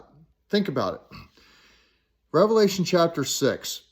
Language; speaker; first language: English; native; English